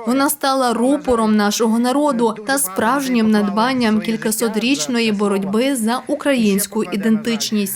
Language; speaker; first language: Ukrainian; native; Ukrainian